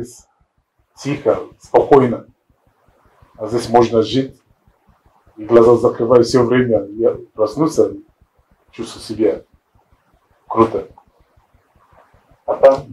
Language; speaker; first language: Russian; non-native, learner; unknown